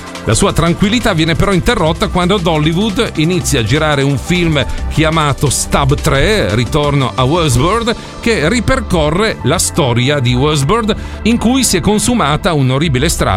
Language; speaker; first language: Italian; native; Italian